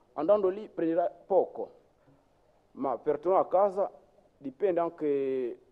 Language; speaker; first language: Italian; non-native, fluent; French